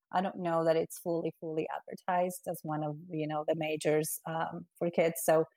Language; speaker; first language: English; non-native, fluent; Spanish